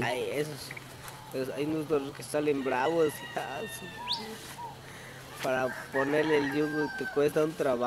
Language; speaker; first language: Spanish; native; Spanish